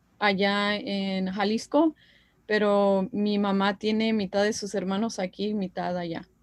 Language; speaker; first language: Spanish; early bilingual, heritage; Spanish